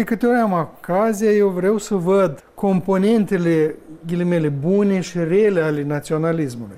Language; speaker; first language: Romanian; native; Romanian